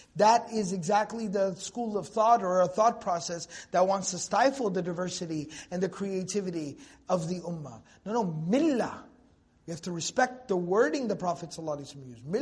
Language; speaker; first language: English; native; English